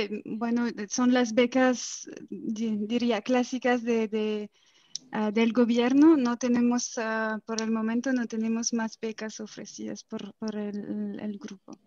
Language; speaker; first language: Spanish; non-native, fluent; French